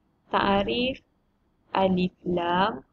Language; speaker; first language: Arabic; non-native, learner; Malay